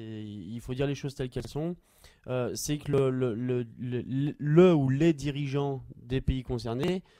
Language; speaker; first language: French; native; French